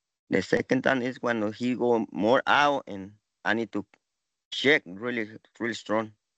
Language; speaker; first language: English; non-native, learner; Spanish